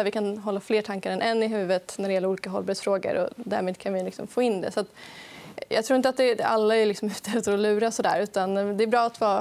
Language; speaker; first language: Swedish; native; Swedish